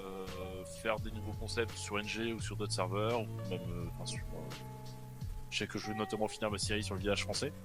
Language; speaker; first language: French; native; French